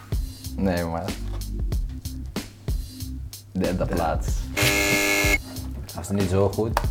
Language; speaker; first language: Dutch; early bilingual, other home language; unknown